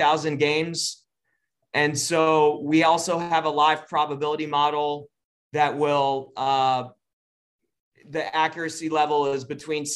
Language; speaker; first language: English; native; English